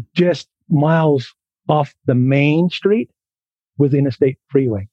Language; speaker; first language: English; native; English